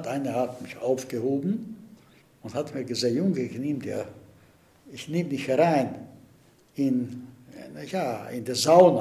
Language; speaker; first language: German; non-native, fluent; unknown